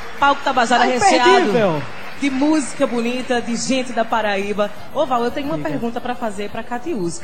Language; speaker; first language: Portuguese; native; Portuguese